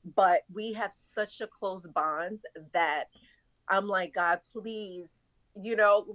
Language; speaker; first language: English; native; English